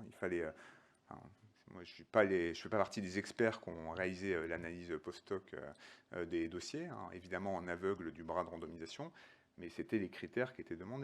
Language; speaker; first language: French; native; French